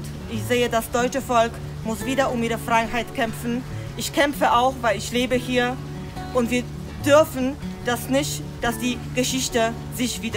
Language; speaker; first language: German; non-native, fluent; Polish